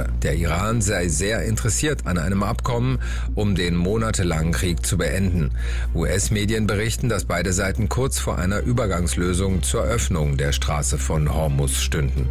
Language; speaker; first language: German; native; German